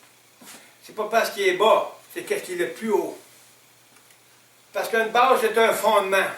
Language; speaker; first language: French; native; French